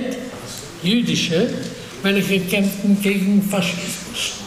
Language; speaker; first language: German; non-native, fluent; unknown